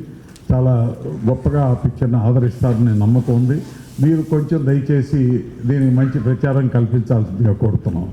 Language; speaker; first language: Telugu; native; Telugu